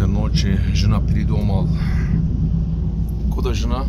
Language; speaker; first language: Russian; non-native, learner; Turkish